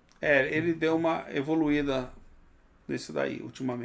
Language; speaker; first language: Portuguese; native; Portuguese